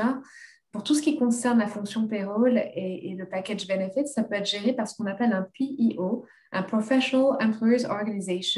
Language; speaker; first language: French; native; French